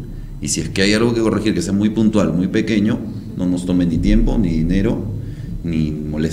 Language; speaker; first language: Spanish; native; Spanish